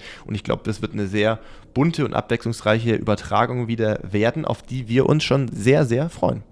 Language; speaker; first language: German; native; German